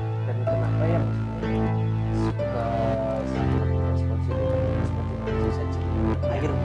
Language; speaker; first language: Indonesian; native; Indonesian